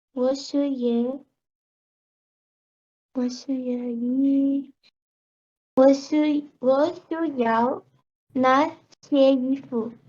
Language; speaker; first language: Chinese; non-native, learner; Portuguese